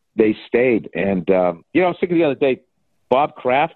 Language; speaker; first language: English; native; English